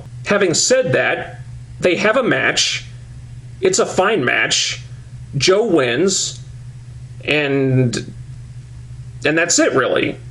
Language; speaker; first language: English; native; English